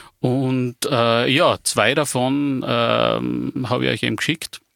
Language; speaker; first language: German; native; German